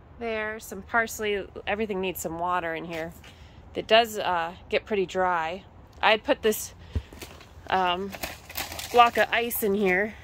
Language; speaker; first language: English; native; English